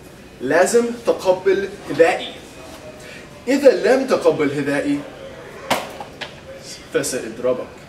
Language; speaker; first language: Arabic; non-native, learner; English